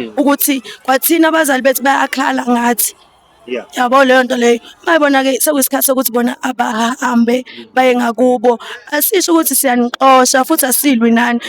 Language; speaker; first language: Zulu; native; Zulu